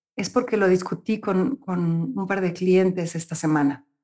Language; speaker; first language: Spanish; native; Spanish